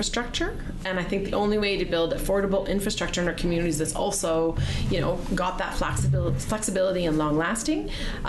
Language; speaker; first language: English; native; English